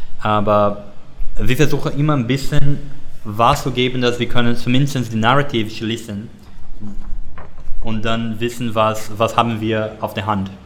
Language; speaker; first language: German; non-native, learner; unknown